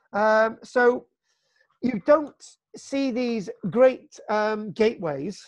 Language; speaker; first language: English; native; English